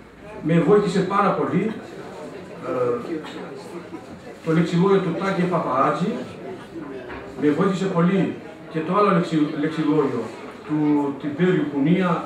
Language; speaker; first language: Greek; non-native, fluent; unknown